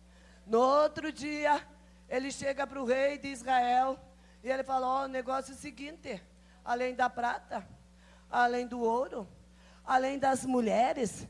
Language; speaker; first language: Portuguese; native; Portuguese